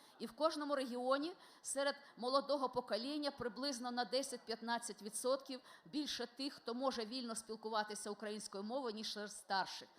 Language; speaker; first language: Ukrainian; non-native, local second language; Russian